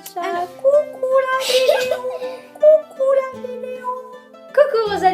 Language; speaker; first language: French; native; French